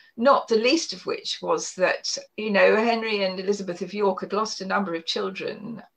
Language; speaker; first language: English; native; English